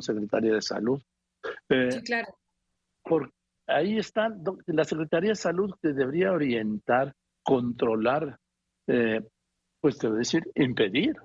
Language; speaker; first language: Spanish; native; Spanish